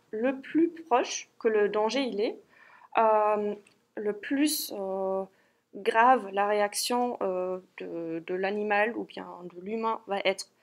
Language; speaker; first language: French; non-native, fluent; German